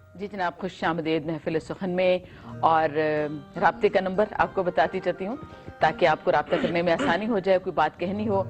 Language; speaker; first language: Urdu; non-native, local second language; Pashto